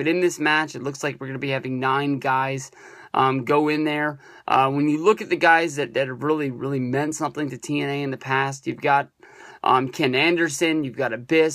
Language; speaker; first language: English; native; English